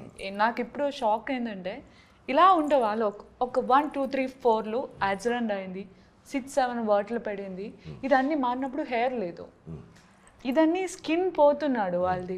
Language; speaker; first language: Telugu; non-native, learner; Malayalam